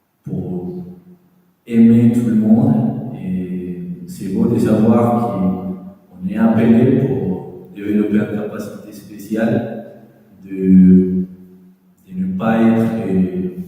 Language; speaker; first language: French; non-native, fluent; Spanish